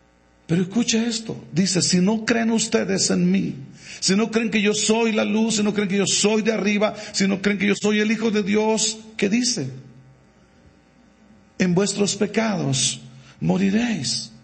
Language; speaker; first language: Spanish; native; Spanish